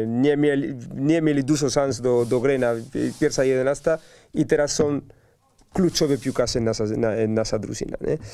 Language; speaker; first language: Polish; non-native, learner; Spanish